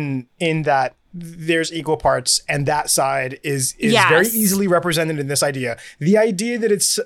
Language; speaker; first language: English; native; English